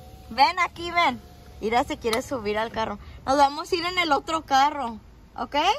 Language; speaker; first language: Spanish; early bilingual, heritage; Spanish